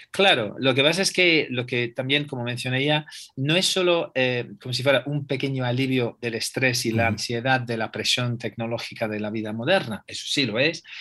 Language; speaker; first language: Spanish; non-native, fluent; English